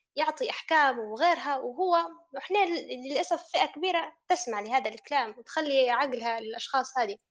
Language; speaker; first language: Arabic; native; Arabic